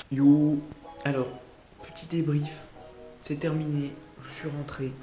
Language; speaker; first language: French; native; French